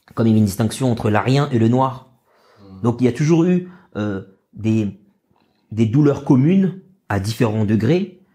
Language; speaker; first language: French; native; French